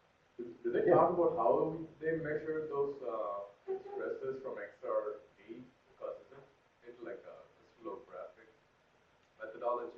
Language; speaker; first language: English; native; English